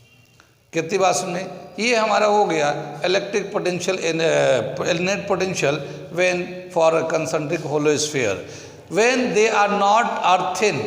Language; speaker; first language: Hindi; native; Hindi